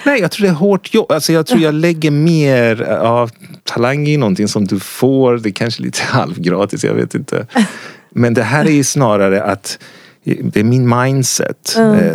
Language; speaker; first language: Swedish; non-native, fluent; Persian